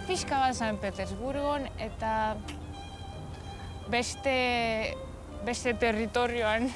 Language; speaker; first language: Basque; non-native, learner; Russian